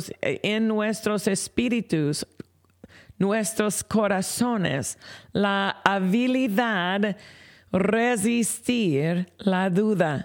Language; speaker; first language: Spanish; non-native, fluent; English